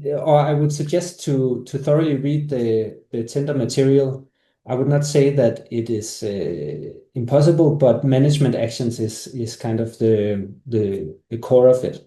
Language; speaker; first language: English; non-native, fluent; Danish